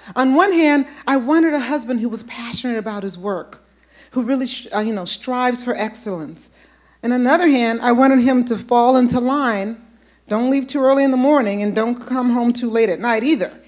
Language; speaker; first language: English; native; English